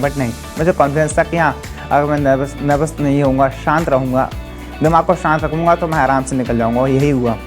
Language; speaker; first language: Hindi; native; Hindi